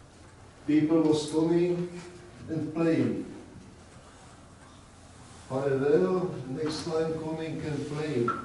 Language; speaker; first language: English; non-native, learner; Czech